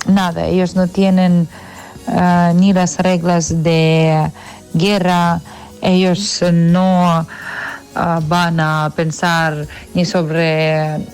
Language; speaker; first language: Spanish; non-native, fluent; Ukrainian